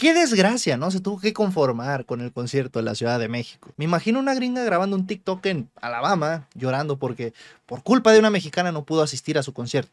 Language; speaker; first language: Spanish; native; Spanish